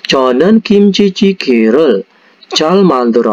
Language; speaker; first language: Korean; non-native, fluent; Indonesian